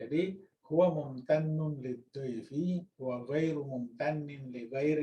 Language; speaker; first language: Arabic; non-native, fluent; Indonesian